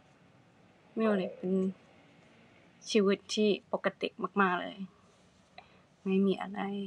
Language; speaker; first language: Thai; non-native, learner; Japanese